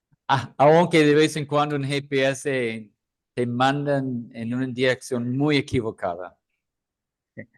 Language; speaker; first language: Spanish; non-native, fluent; English